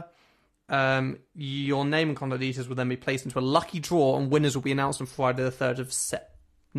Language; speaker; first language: English; native; English